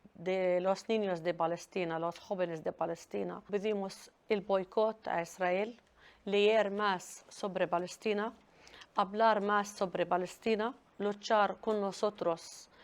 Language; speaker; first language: Spanish; non-native, learner; Arabic